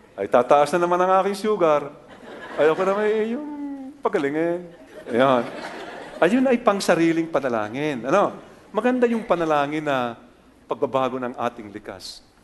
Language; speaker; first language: Filipino; native; Filipino